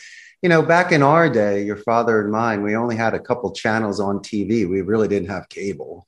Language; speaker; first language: English; native; English